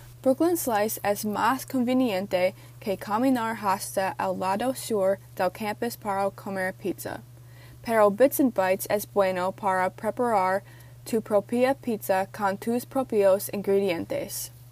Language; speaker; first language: Spanish; non-native, learner; English